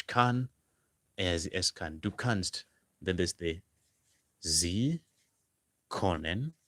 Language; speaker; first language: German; non-native, fluent; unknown